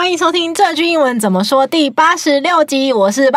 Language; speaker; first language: Chinese; native; Chinese